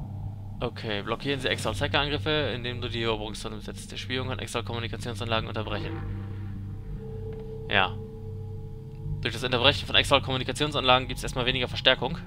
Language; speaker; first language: German; native; German